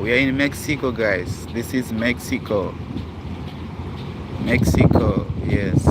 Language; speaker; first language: English; non-native, local second language; Shona